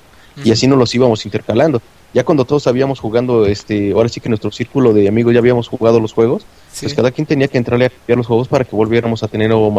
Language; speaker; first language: Spanish; native; Spanish